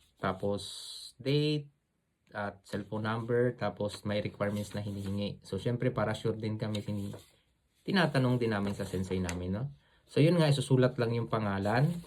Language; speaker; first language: Filipino; native; Filipino